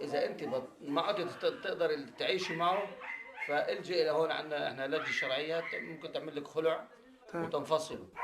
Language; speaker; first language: Arabic; native; Arabic